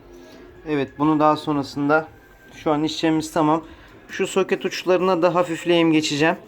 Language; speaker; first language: Turkish; native; Turkish